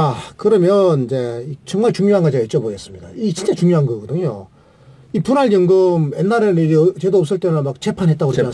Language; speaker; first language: Korean; native; Korean